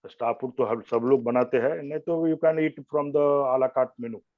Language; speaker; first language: Hindi; non-native, local second language; Marathi